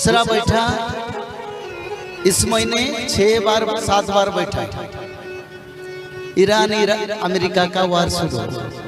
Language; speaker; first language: Hindi; non-native, local second language; Odia